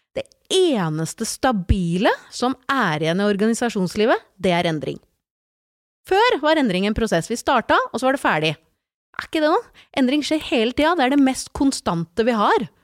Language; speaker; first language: Norwegian; native; Norwegian